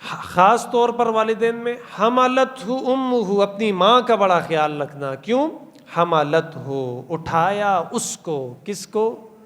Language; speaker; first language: Urdu; non-native, local second language; Pashto